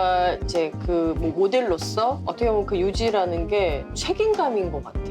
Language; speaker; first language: Korean; native; Korean